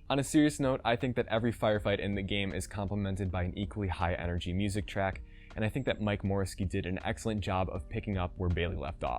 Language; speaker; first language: English; native; English